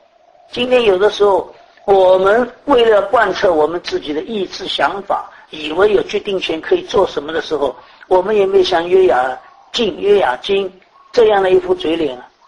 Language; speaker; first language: Chinese; native; Chinese